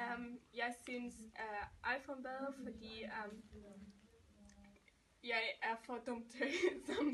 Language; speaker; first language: Danish; non-native, local second language; German